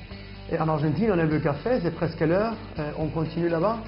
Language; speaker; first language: French; non-native, fluent; Spanish